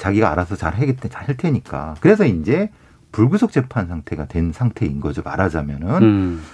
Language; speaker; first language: Korean; native; Korean